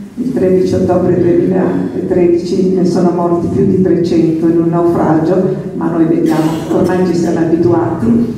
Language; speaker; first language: Italian; early bilingual, heritage; Italian